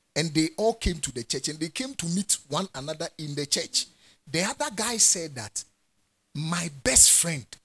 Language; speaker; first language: English; non-native, local second language; Akan